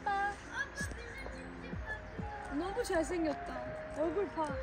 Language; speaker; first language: Korean; non-native, learner; Turkish